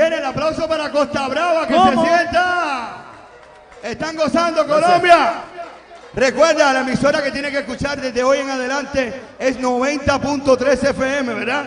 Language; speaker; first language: Spanish; native; Spanish